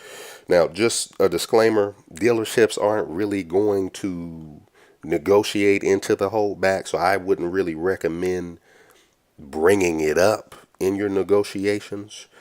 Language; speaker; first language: English; native; English